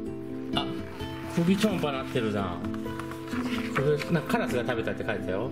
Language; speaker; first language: Japanese; native; Japanese